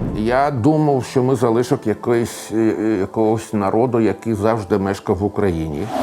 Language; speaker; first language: Ukrainian; non-native, local second language; Russian